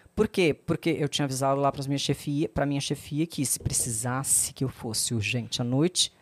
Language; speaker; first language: Portuguese; native; Portuguese